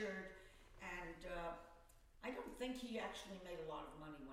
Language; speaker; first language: English; native; English